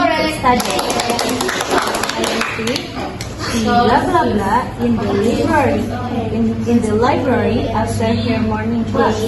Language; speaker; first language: English; non-native, learner; Indonesian